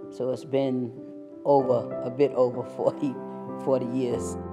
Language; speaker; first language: English; native; English